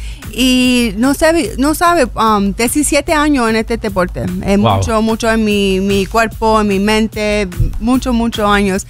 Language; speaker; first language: Spanish; early bilingual, heritage; English